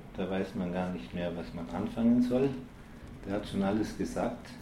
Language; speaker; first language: German; native; German